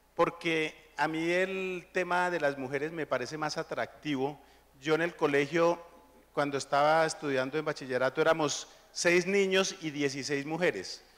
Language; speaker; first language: Spanish; native; Spanish